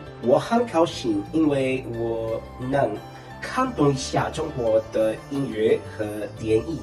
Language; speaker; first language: Chinese; non-native, learner; Portuguese